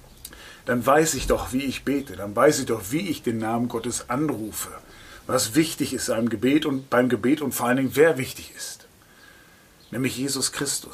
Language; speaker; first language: German; native; German